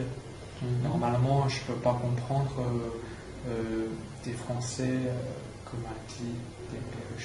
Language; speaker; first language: French; non-native, learner; Chinese